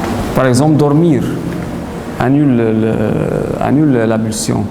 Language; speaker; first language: French; non-native, fluent; Arabic